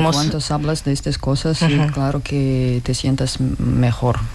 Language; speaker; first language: Spanish; non-native, learner; Russian